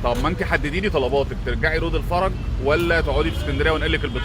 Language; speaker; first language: Arabic; native; Arabic